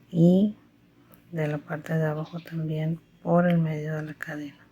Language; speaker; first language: Spanish; native; Spanish